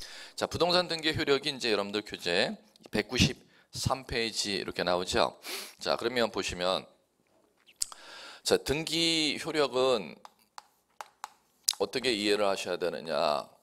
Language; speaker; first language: Korean; native; Korean